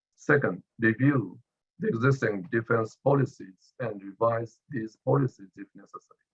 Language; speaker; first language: English; non-native, fluent; Japanese